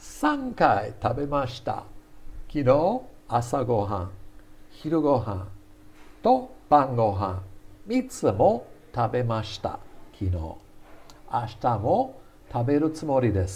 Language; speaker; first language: Japanese; non-native, fluent; English